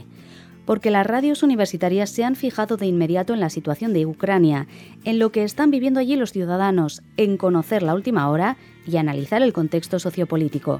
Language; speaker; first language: Spanish; native; Spanish